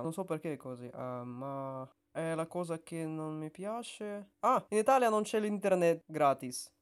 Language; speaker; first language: Italian; non-native, learner; Russian